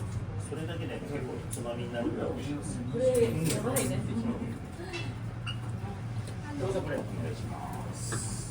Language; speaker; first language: Japanese; native; Japanese